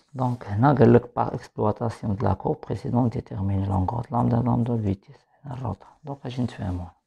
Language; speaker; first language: French; non-native, local second language; Arabic